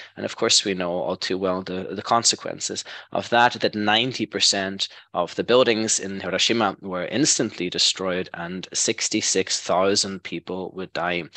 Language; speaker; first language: English; native; English